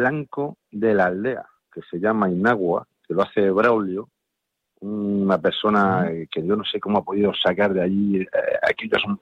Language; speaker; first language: Spanish; native; Spanish